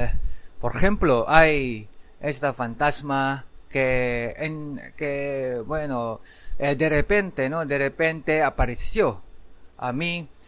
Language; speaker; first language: Spanish; non-native, learner; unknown